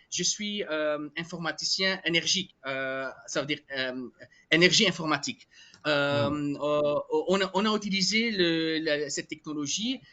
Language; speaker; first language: French; non-native, fluent; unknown